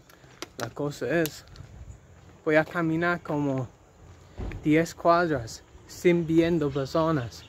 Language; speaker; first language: Spanish; non-native, learner; English